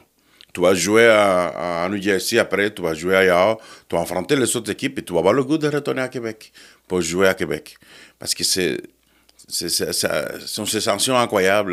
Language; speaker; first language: French; non-native, fluent; Spanish